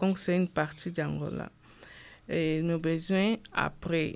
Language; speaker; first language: French; non-native, learner; Portuguese